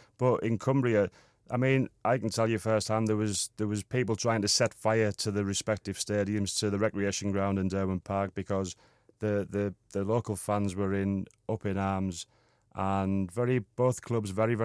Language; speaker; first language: English; native; English